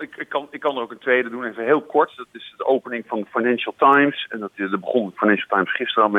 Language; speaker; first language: Dutch; native; Dutch